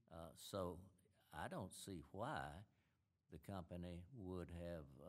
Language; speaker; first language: English; native; English